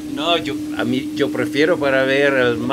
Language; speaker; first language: Spanish; non-native, fluent; Dutch